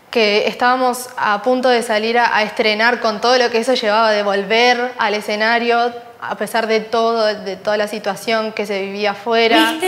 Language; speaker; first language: Spanish; native; Spanish